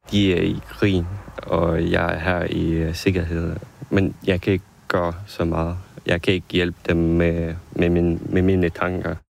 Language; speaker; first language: Danish; non-native, fluent; Ukrainian